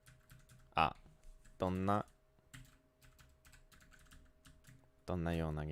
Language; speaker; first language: Japanese; early bilingual, heritage; Japanese